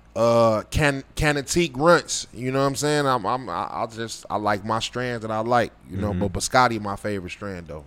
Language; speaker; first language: English; native; English